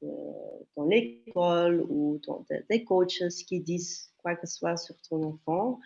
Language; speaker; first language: French; non-native, local second language; Dutch